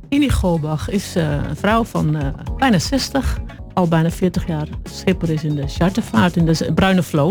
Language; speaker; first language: Dutch; native; Dutch